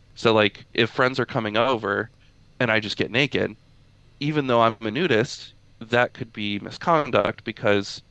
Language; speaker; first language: English; native; English